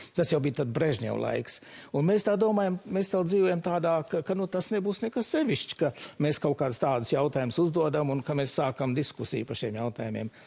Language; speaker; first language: Latvian; early bilingual, heritage; Latvian